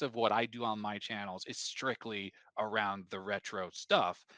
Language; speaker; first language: English; native; English